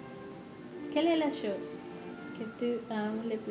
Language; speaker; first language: French; non-native, learner; Spanish